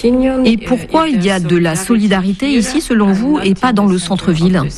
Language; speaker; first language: French; native; French